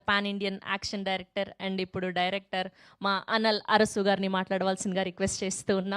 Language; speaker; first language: Telugu; native; Telugu